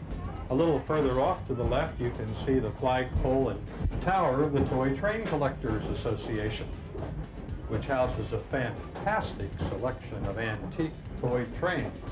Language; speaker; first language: English; native; English